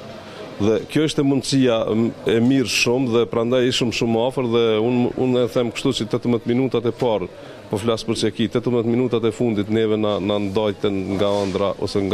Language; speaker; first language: Albanian; native; Albanian